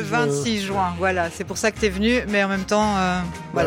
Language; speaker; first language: French; native; French